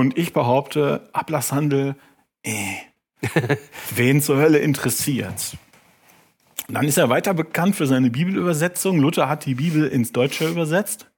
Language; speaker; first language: German; native; German